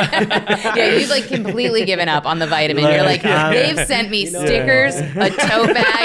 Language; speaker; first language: English; native; English